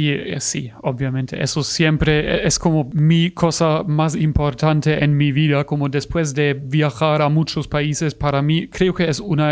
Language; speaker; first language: Spanish; non-native, fluent; German